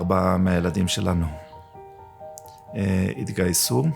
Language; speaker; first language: Hebrew; early bilingual, other home language; German